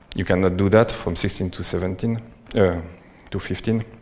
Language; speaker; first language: English; non-native, fluent; French